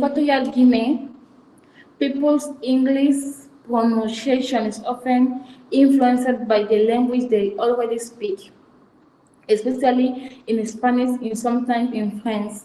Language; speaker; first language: English; non-native, fluent; Fang